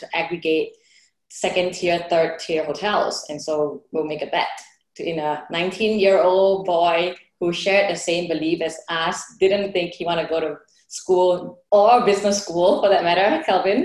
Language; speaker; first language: English; non-native, fluent; Thai